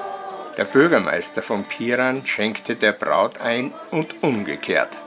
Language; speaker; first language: German; native; German